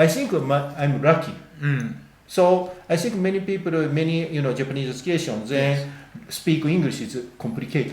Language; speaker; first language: English; non-native, learner; Japanese